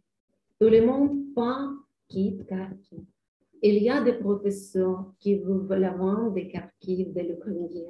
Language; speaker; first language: French; non-native, learner; Ukrainian